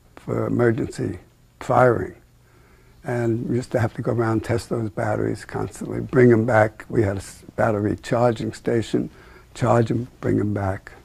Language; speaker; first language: English; native; English